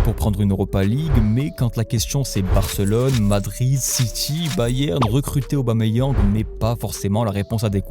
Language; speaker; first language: French; native; French